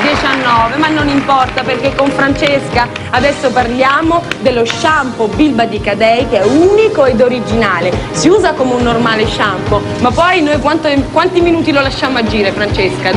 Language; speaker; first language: Italian; native; Italian